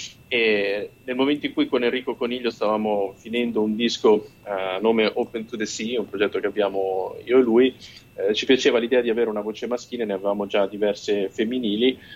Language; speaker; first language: Italian; native; Italian